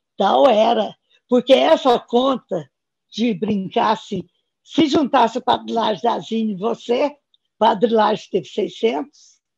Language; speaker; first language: Portuguese; native; Portuguese